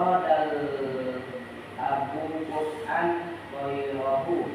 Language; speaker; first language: Arabic; non-native, learner; Indonesian